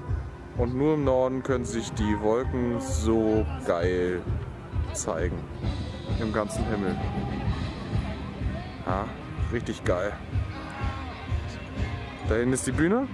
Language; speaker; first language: German; native; German